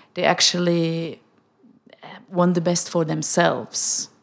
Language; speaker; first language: English; non-native, fluent; Czech